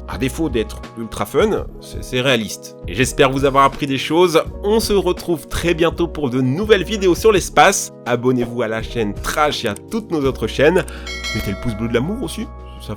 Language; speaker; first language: French; native; French